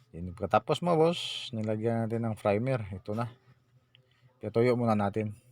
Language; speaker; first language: Filipino; non-native, local second language; Cebuano